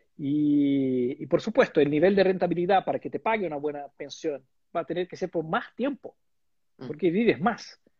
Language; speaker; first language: Spanish; non-native, fluent; Portuguese